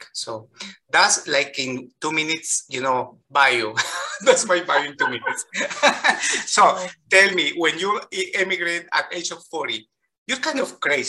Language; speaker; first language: English; non-native, fluent; Spanish